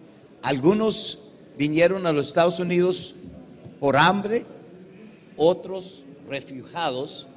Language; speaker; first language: Spanish; early bilingual, heritage; English